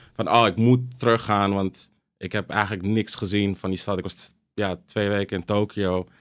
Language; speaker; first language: Dutch; early bilingual, other home language; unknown